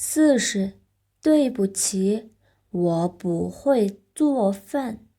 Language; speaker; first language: Chinese; non-native, fluent; Mongolian